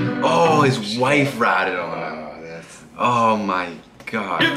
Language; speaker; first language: English; native; English